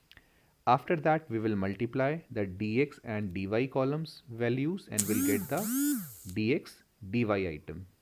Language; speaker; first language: English; non-native, local second language; Hindi